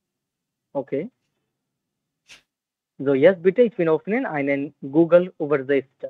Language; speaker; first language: German; non-native, learner; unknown